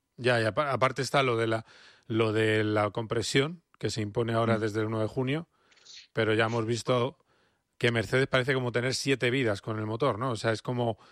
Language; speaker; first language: Spanish; native; Spanish